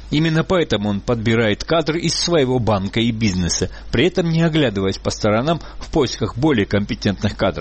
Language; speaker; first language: Russian; native; Russian